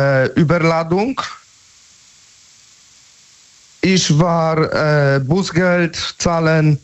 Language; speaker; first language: German; non-native, learner; Polish